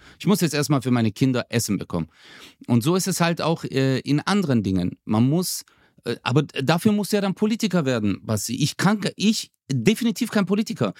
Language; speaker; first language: German; early bilingual, other home language; Turkish